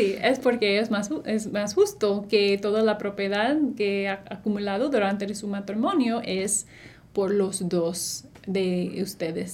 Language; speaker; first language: Spanish; non-native, fluent; English